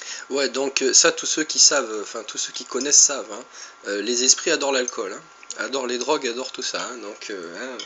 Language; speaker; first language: French; native; French